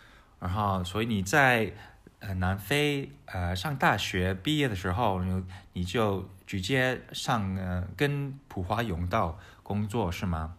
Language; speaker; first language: Chinese; early bilingual, heritage; English